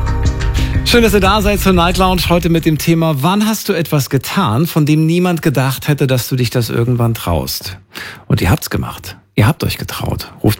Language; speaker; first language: German; native; German